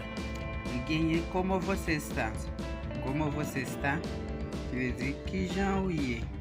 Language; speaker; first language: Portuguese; non-native, learner; Haitian Creole